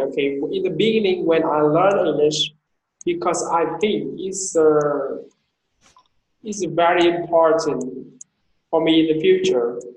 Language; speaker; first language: English; non-native, fluent; Vietnamese